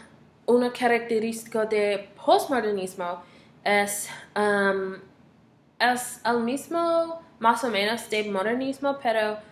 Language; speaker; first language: Spanish; non-native, learner; English